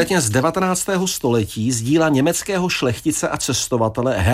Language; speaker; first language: Czech; native; Czech